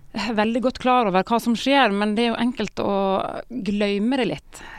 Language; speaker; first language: Norwegian; native; Norwegian